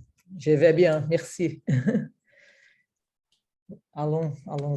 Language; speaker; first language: French; non-native, learner; Portuguese